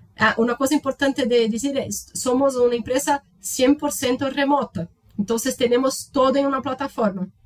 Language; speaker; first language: Spanish; non-native, learner; Portuguese